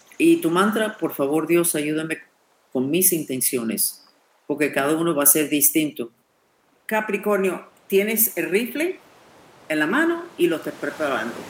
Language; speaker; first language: Spanish; non-native, fluent; English